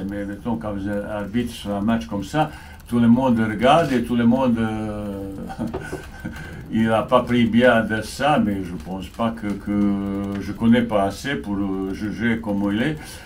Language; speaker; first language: French; non-native, fluent; Bosnian